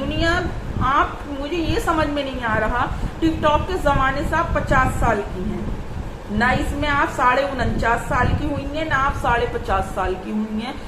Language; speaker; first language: Urdu; native; Urdu